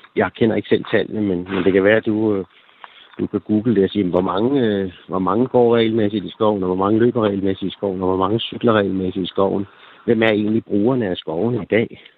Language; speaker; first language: Danish; native; Danish